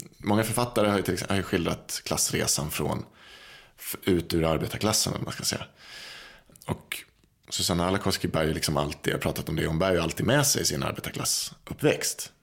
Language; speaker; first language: Swedish; native; Swedish